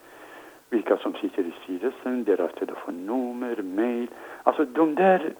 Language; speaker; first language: Swedish; non-native, fluent; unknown